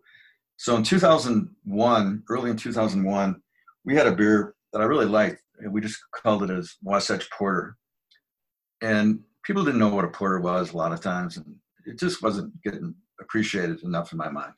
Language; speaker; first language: English; native; English